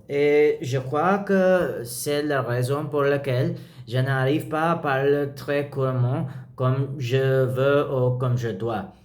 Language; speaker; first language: French; non-native, learner; Spanish